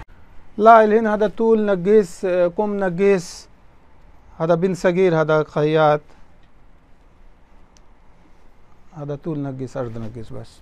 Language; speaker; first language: Arabic; non-native, learner; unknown